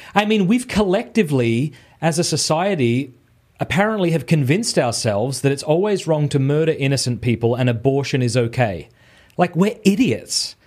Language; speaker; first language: English; native; English